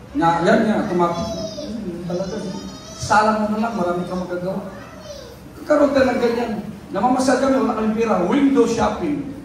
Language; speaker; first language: Filipino; non-native, local second language; Cebuano